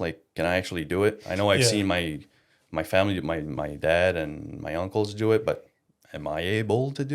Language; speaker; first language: English; non-native, local second language; French